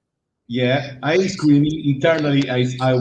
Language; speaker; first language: English; non-native, learner; Portuguese